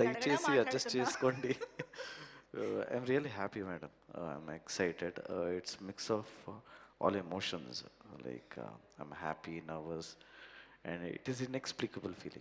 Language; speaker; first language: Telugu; non-native, learner; Kannada